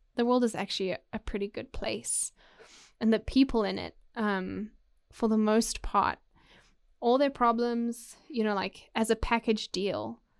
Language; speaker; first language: English; native; English